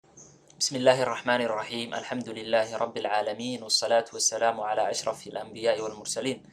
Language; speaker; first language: Arabic; non-native, fluent; Somali